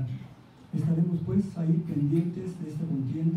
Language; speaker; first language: Spanish; native; Spanish